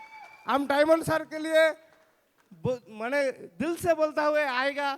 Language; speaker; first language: Hindi; non-native, local second language; Bangla